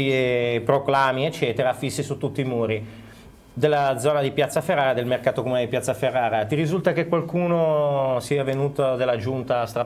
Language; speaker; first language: Italian; native; Italian